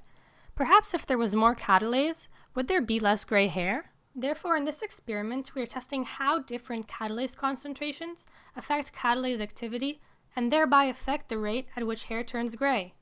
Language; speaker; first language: English; native; English